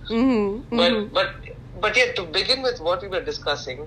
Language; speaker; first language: English; non-native, local second language; Tamil